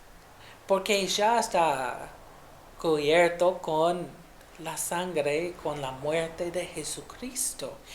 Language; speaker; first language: Spanish; non-native, fluent; English